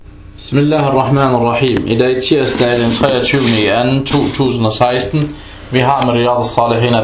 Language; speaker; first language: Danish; early bilingual, other home language; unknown